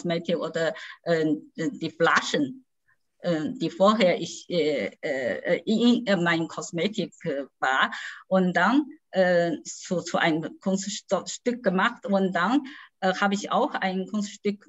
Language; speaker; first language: German; non-native, fluent; Chinese